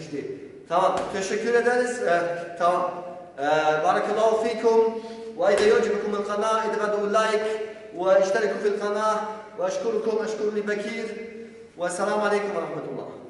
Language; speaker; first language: Arabic; non-native, fluent; Polish